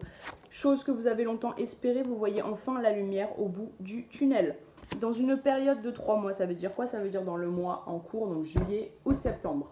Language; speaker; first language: French; native; French